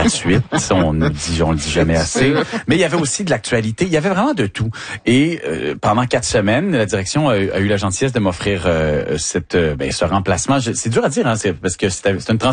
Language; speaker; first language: French; native; French